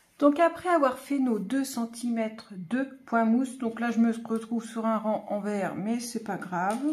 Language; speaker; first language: French; native; French